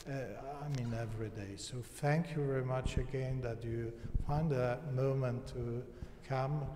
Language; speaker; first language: English; non-native, fluent; Polish